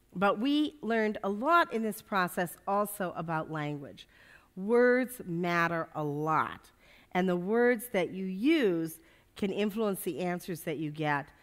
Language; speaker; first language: English; native; English